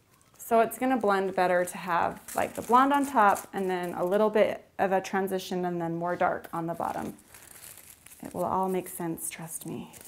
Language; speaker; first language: English; native; English